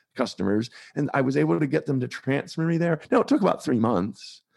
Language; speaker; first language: English; native; English